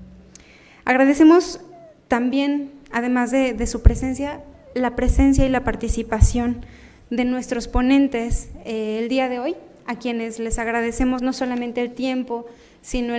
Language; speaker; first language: Spanish; native; Spanish